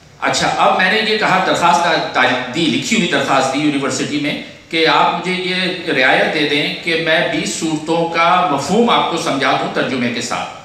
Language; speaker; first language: Urdu; native; Urdu